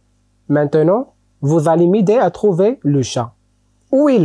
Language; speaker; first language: French; non-native, local second language; Arabic